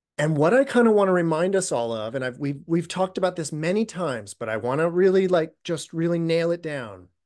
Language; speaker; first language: English; native; English